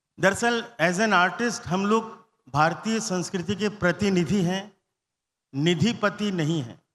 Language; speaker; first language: Hindi; non-native, local second language; Bangla